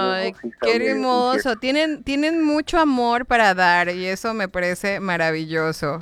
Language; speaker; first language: Spanish; native; Spanish